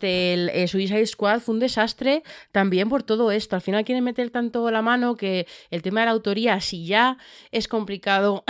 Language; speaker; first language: Spanish; native; Spanish